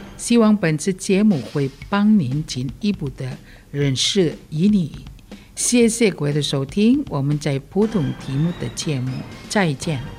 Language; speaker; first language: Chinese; early bilingual, heritage; Chinese